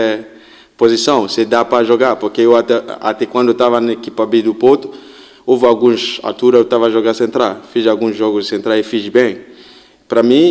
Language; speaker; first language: Portuguese; non-native, learner; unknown